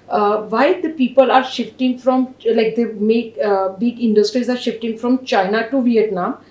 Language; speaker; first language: English; non-native, local second language; Gujarati